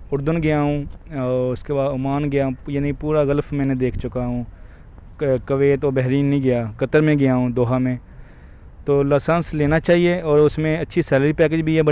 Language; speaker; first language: Urdu; non-native, local second language; Punjabi